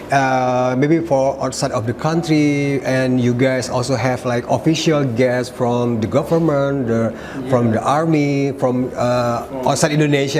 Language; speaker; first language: English; non-native, learner; Indonesian